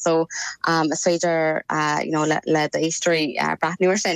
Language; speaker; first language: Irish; non-native, local second language; English